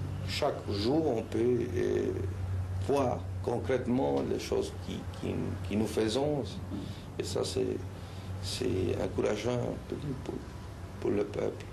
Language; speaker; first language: French; non-native, local second language; Spanish